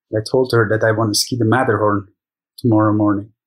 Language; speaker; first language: English; non-native, fluent; German